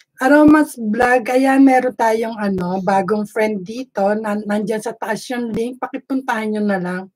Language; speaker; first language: Filipino; native; Filipino